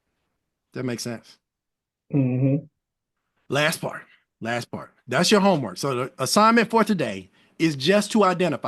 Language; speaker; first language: English; native; English